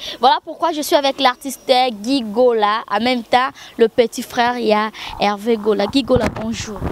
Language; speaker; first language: French; non-native, local second language; Lingala